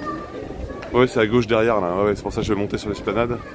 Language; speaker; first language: French; native; French